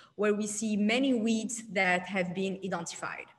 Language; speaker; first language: English; non-native, learner; Arabic